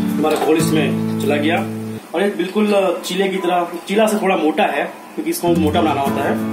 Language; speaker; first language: Hindi; native; Hindi